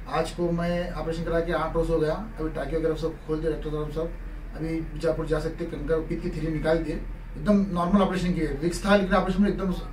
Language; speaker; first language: Hindi; non-native, local second language; Urdu